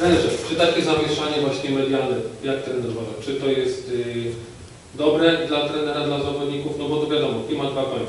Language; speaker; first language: Polish; native; Polish